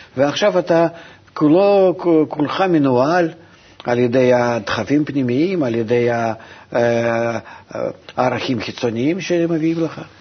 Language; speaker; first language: Hebrew; non-native, fluent; Russian